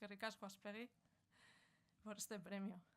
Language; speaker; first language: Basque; non-native, local second language; Spanish